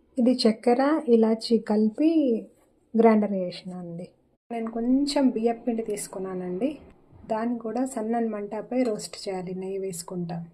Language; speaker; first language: Telugu; non-native, local second language; Marathi